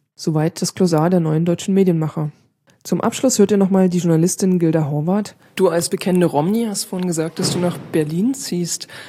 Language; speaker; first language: German; native; German